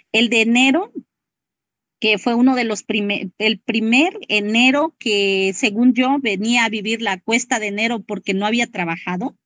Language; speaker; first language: Spanish; native; Spanish